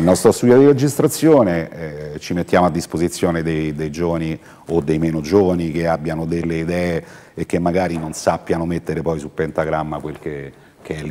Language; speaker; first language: Italian; native; Italian